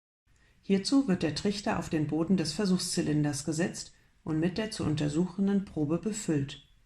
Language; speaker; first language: German; native; German